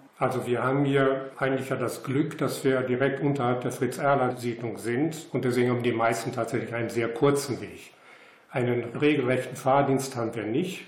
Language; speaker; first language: German; native; German